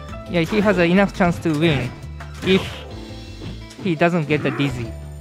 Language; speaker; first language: English; non-native, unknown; Japanese